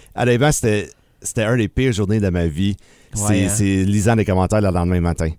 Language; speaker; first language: French; native; French